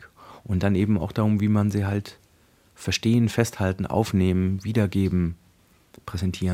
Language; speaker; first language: German; native; German